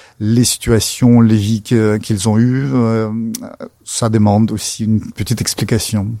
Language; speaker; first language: French; non-native, fluent; Russian